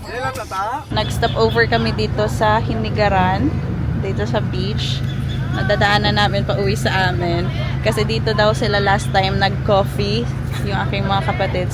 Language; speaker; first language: Filipino; non-native, local second language; Hiligaynon